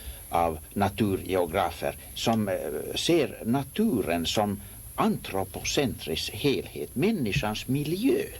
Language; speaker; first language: Swedish; non-native, local second language; Finnish